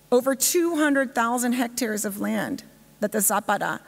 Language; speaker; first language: English; native; English